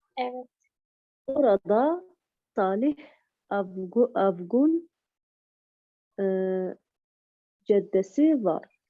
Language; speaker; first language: Turkish; non-native, learner; Arabic